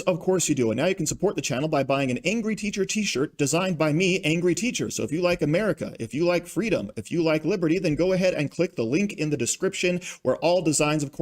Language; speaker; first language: English; native; English